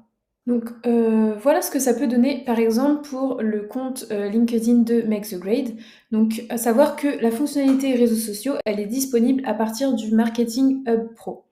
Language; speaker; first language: French; native; French